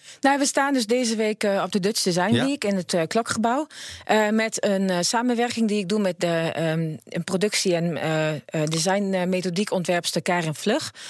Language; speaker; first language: Dutch; native; Dutch